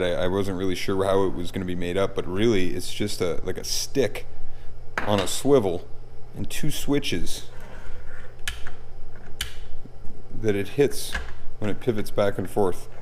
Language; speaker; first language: English; native; English